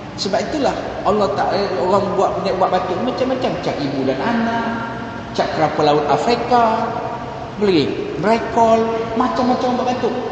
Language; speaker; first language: Malay; native; Malay